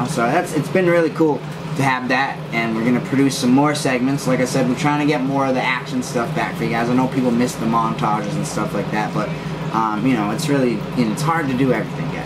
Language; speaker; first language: English; native; English